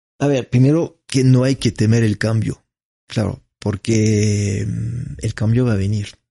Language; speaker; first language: Spanish; non-native, fluent; French